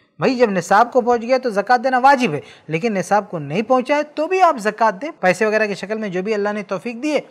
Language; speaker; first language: Urdu; native; Urdu